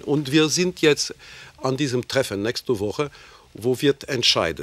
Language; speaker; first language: German; non-native, fluent; French